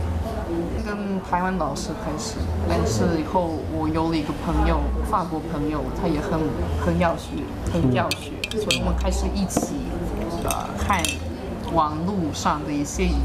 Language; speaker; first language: Chinese; non-native, fluent; Russian